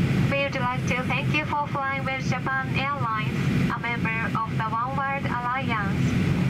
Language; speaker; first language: English; non-native, fluent; Japanese